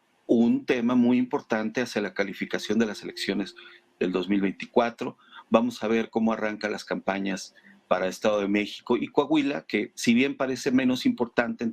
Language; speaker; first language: Spanish; native; Spanish